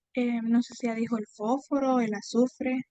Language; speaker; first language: Spanish; native; Spanish